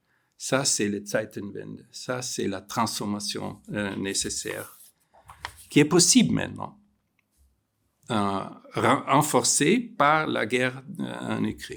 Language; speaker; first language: French; non-native, fluent; German